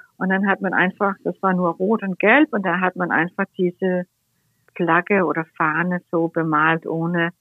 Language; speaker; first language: German; non-native, fluent; Danish